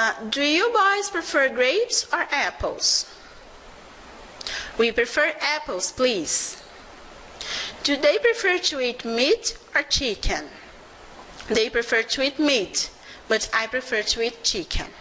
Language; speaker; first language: English; non-native, fluent; Portuguese